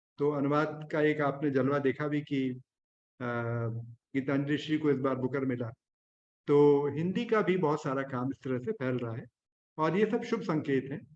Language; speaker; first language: Hindi; native; Hindi